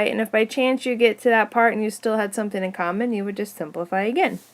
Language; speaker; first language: English; native; English